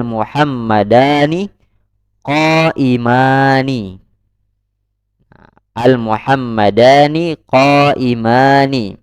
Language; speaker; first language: Arabic; non-native, fluent; Indonesian